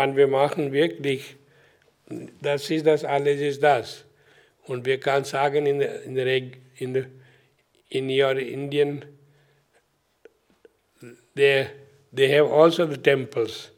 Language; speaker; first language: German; non-native, learner; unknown